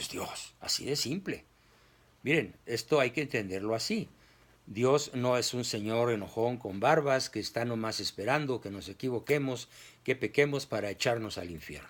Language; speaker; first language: Spanish; native; Spanish